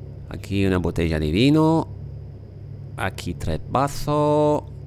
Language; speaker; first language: Spanish; non-native, learner; French